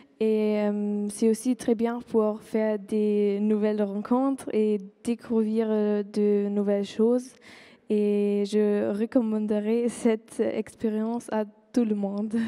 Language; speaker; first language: French; non-native, fluent; German